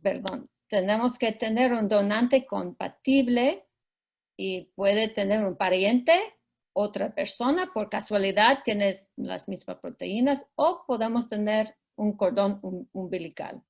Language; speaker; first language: Spanish; non-native, fluent; English